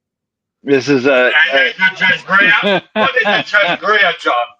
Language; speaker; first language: English; native; English